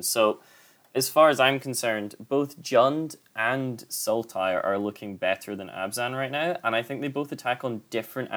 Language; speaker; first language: English; native; English